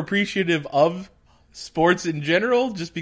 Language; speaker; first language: English; native; English